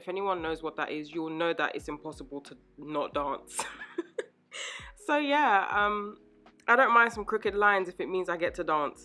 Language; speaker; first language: English; native; English